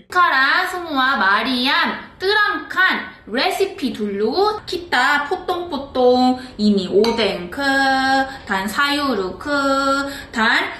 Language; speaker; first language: Indonesian; non-native, learner; Korean